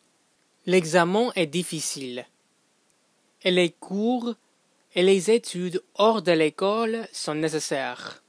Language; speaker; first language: French; non-native, fluent; English